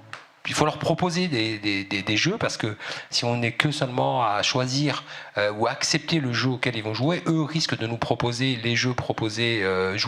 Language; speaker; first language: French; native; French